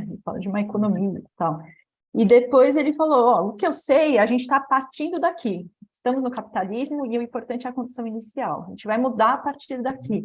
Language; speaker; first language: Portuguese; native; Portuguese